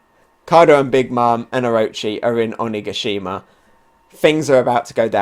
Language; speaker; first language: English; native; English